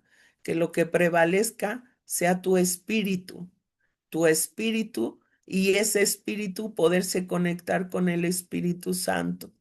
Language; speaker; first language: Spanish; native; Spanish